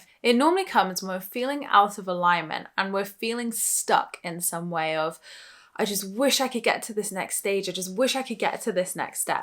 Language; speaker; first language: English; native; English